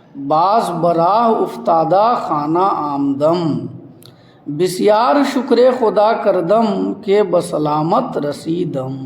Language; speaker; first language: Persian; non-native, fluent; Urdu